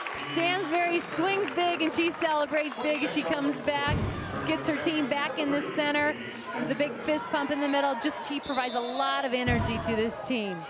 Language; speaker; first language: English; native; English